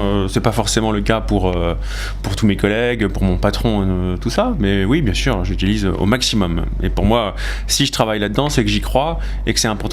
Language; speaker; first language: French; native; French